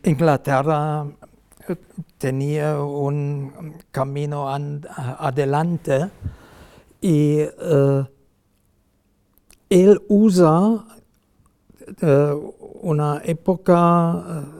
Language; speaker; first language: Spanish; non-native, fluent; German